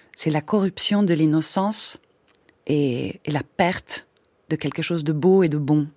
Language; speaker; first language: French; non-native, fluent; Swedish